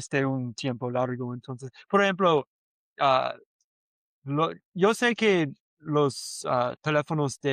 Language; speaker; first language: Spanish; non-native, learner; English